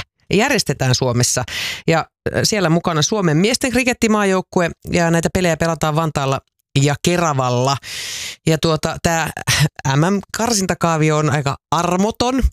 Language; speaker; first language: Finnish; native; Finnish